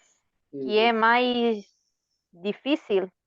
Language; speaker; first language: Portuguese; non-native, learner; Spanish